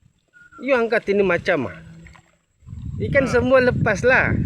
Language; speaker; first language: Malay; non-native, local second language; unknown